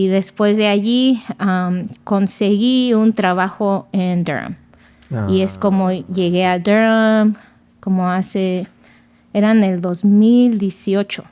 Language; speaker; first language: Spanish; early bilingual, other home language; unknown